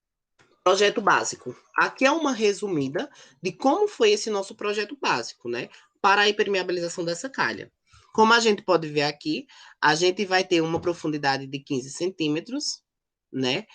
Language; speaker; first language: Portuguese; native; Portuguese